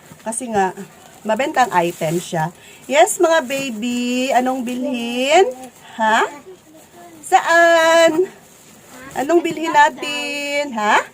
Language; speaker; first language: Filipino; non-native, local second language; Cebuano